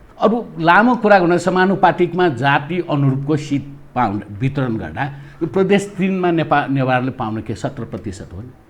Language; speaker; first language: Nepali; non-native, local second language; Newari